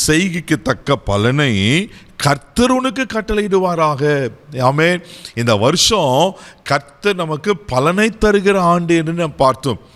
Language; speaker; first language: Tamil; native; Tamil